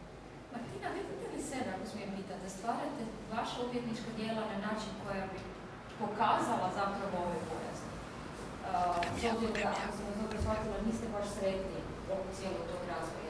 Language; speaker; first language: Croatian; native; Croatian